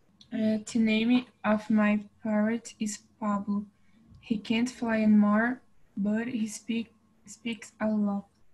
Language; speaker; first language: English; non-native, learner; Portuguese